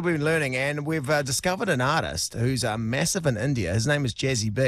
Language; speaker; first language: English; native; English